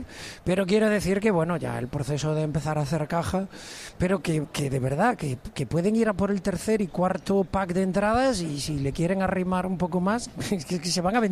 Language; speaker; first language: Spanish; native; Spanish